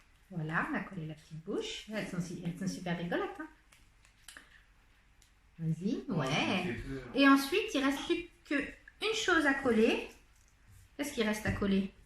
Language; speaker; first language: French; native; French